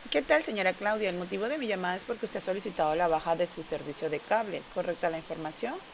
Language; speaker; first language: Spanish; native; Spanish